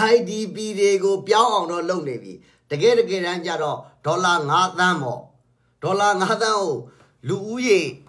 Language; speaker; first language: Burmese; non-native, local second language; Kachin